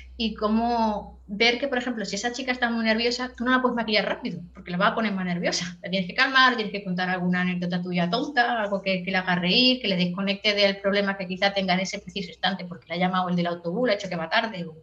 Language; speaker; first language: Spanish; native; Spanish